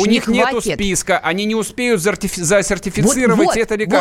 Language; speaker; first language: Russian; native; Russian